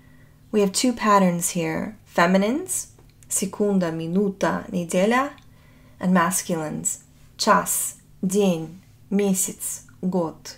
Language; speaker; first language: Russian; non-native, fluent; English